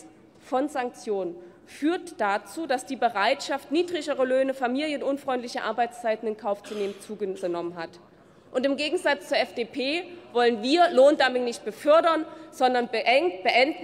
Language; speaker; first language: German; native; German